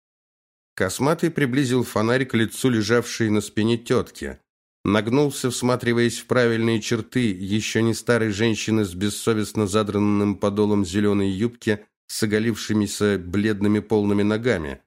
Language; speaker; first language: Russian; native; Russian